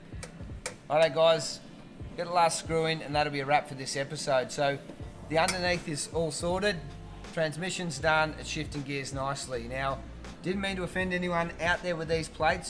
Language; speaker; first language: English; native; English